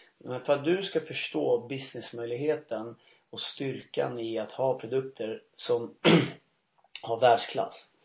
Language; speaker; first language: Swedish; early bilingual, heritage; Swedish